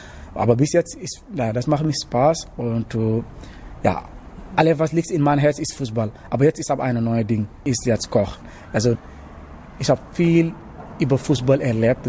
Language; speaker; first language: German; non-native, learner; Wolof